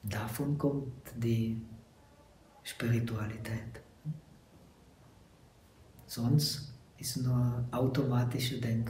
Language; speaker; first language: German; non-native, fluent; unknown